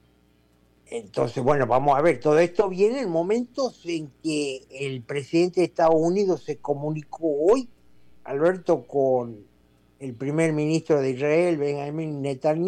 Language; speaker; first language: Spanish; native; Spanish